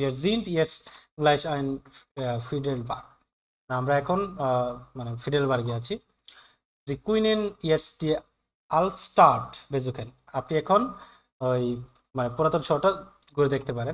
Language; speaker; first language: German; non-native, fluent; Bangla